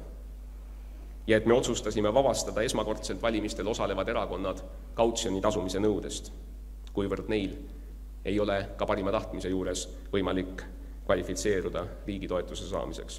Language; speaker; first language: Estonian; native; Estonian